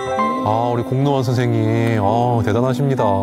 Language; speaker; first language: Korean; native; Korean